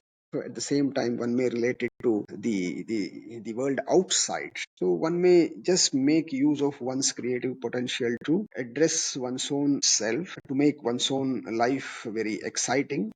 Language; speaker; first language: English; non-native, local second language; Kannada